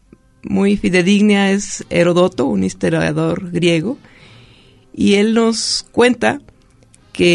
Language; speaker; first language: Spanish; native; Spanish